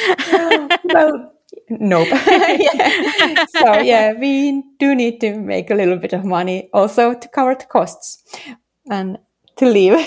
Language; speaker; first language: English; non-native, fluent; Finnish